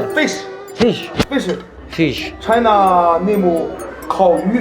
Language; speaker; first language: English; non-native, learner; Chinese